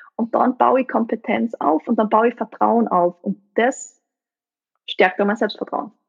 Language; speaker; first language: German; native; German